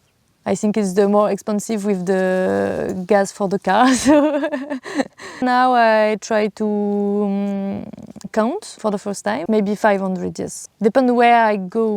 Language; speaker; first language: English; non-native, learner; French